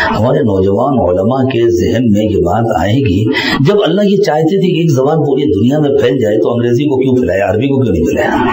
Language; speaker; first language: Urdu; native; Urdu